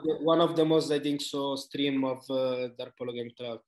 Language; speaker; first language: English; non-native, learner; Italian